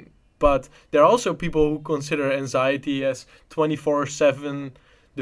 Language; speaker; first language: English; non-native, fluent; Dutch